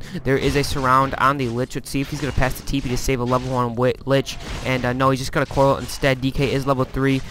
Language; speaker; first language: English; native; English